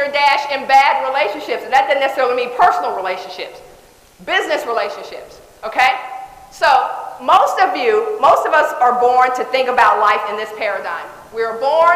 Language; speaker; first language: English; native; English